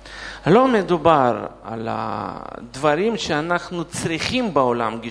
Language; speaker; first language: Hebrew; non-native, fluent; Russian